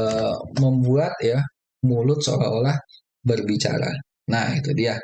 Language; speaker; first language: Indonesian; native; Indonesian